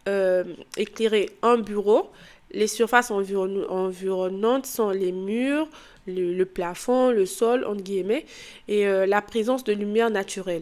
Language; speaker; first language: French; native; French